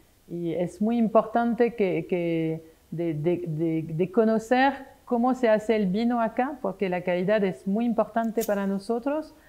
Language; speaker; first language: Spanish; non-native, fluent; French